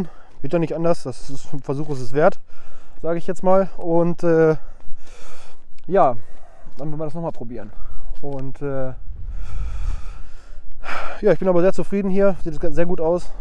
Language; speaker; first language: German; native; German